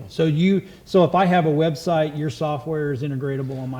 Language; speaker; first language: English; native; English